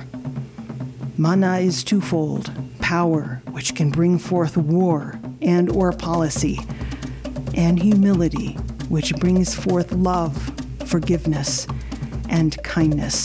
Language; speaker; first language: English; native; English